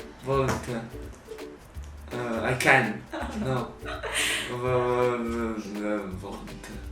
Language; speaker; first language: English; non-native, fluent; Italian